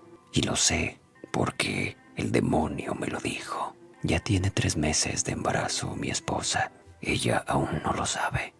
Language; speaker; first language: Spanish; native; Spanish